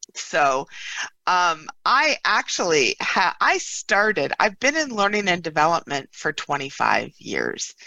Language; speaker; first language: English; native; English